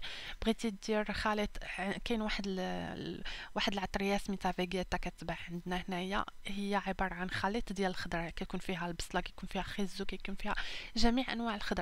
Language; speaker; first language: Arabic; native; Arabic